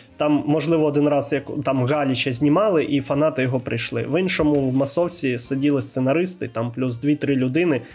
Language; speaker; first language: Ukrainian; non-native, local second language; Russian